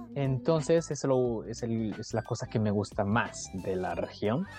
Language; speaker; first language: Spanish; non-native, fluent; Japanese